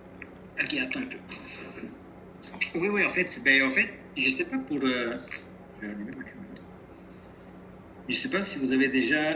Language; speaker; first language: French; native; French